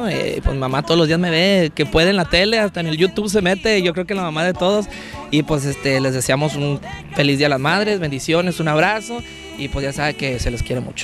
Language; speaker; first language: Spanish; native; Spanish